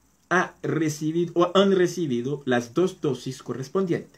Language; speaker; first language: Spanish; non-native, fluent; Haitian Creole